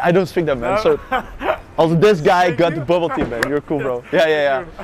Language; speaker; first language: English; non-native, fluent; Dutch